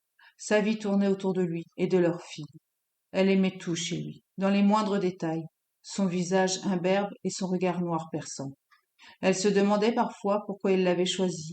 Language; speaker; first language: French; native; French